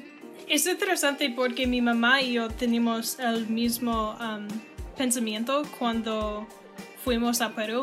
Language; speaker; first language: Spanish; non-native, learner; English